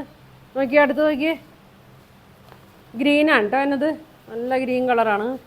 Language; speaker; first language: Malayalam; native; Malayalam